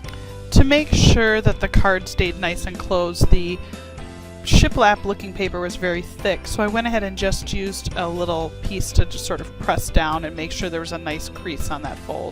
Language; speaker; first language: English; native; English